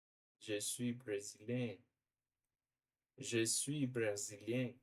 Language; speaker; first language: French; non-native, learner; Portuguese